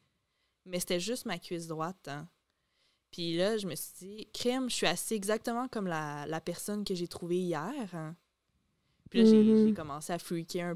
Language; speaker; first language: French; native; French